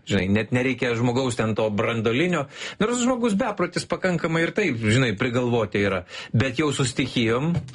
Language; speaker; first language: Lithuanian; native; Lithuanian